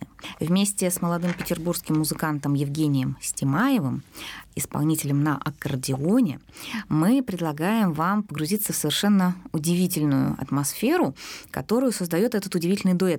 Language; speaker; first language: Russian; native; Russian